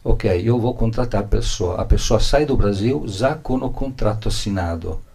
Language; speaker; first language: Portuguese; non-native, learner; Italian